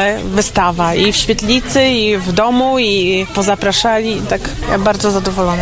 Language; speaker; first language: Polish; non-native, local second language; Ukrainian